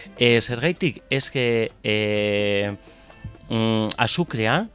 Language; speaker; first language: Basque; non-native, local second language; Spanish